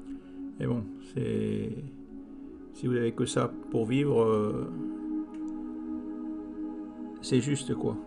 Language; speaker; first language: French; native; French